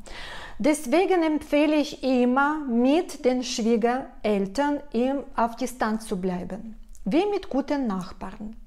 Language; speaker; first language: German; non-native, fluent; Russian